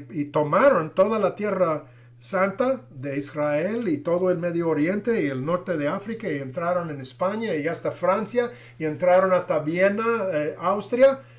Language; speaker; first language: Spanish; non-native, fluent; English